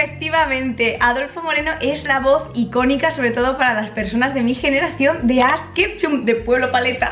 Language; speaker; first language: Spanish; native; Spanish